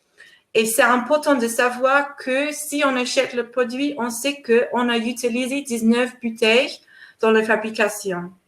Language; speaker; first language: French; non-native, fluent; English